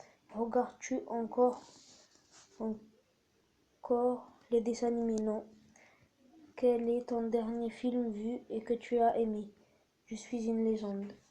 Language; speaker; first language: French; native; French